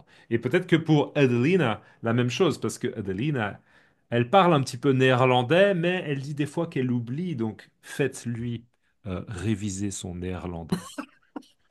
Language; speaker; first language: French; native; French